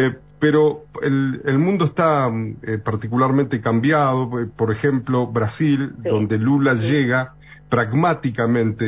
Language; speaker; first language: Spanish; native; Spanish